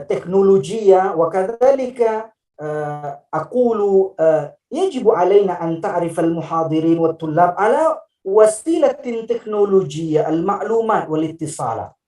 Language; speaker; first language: Arabic; non-native, fluent; Indonesian